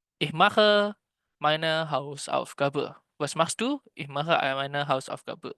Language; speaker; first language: German; non-native, fluent; Indonesian